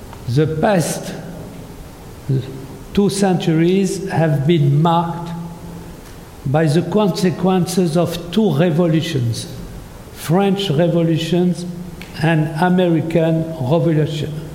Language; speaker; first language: English; non-native, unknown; French